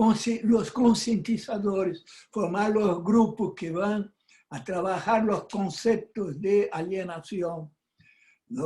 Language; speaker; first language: Spanish; non-native, fluent; Portuguese